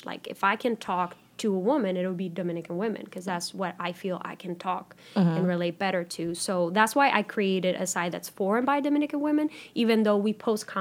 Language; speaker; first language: English; non-native, fluent; Spanish